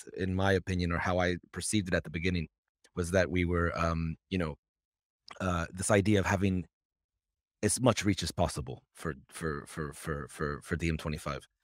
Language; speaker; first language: English; native; English